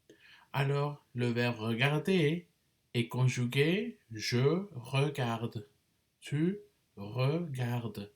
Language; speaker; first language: French; non-native, fluent; English